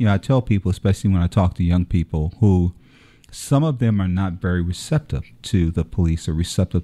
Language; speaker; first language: English; native; English